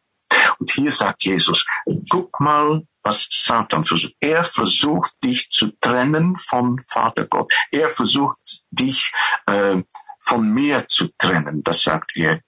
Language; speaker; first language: German; non-native, fluent; Dutch